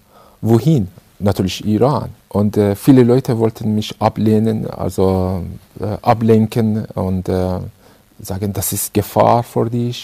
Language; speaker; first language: German; non-native, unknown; Persian